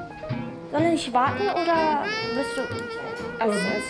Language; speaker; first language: German; early bilingual, other home language; Korean